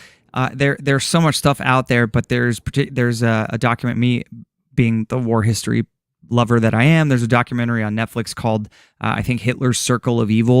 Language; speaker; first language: English; native; English